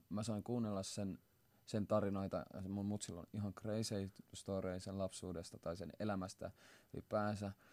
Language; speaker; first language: Finnish; early bilingual, other home language; Swahili